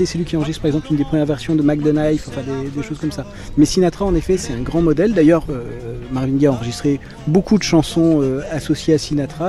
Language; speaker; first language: French; native; French